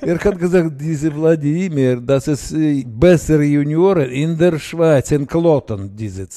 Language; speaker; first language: German; non-native, learner; Russian